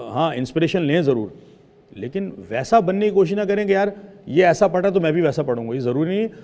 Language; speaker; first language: Urdu; native; Urdu